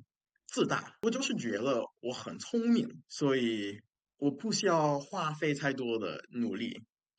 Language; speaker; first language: Chinese; non-native, fluent; English